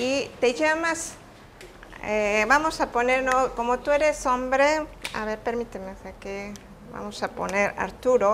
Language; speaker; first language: Spanish; native; Spanish